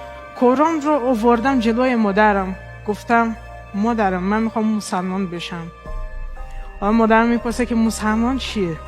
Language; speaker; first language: Persian; non-native, fluent; Portuguese